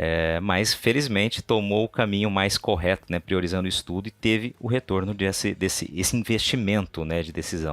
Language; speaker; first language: Portuguese; native; Portuguese